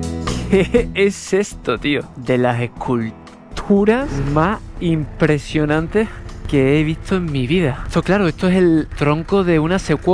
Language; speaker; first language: Spanish; native; Spanish